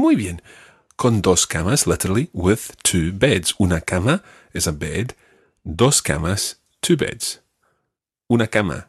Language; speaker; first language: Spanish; non-native, fluent; English